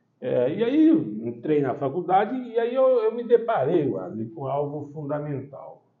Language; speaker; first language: Portuguese; early bilingual, heritage; Portuguese